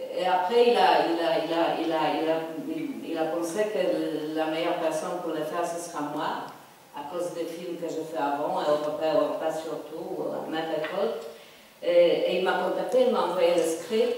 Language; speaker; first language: French; non-native, fluent; Polish